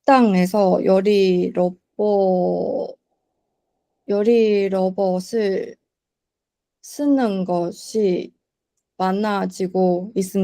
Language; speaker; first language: Korean; non-native, learner; Chinese